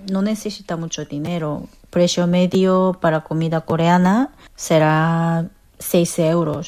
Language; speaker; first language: Spanish; non-native, fluent; Korean